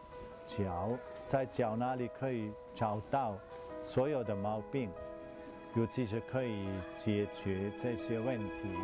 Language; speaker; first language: Chinese; non-native, fluent; German